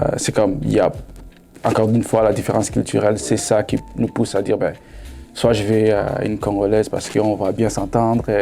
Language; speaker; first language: French; non-native, local second language; Lingala